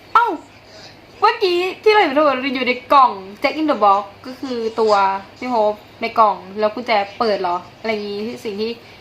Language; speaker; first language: Thai; native; Thai